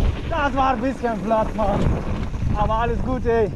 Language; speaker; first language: German; non-native, fluent; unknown